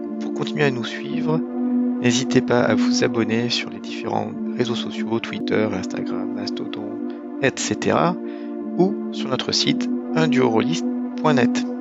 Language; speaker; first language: French; native; French